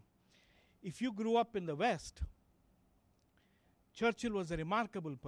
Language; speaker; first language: English; non-native, local second language; Kannada